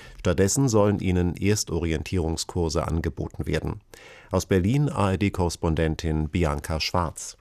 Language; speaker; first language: German; native; German